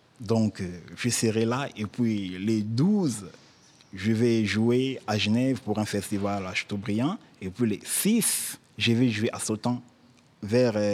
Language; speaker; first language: French; non-native, local second language; Lingala